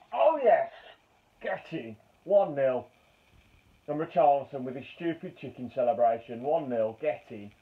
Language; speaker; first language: English; native; English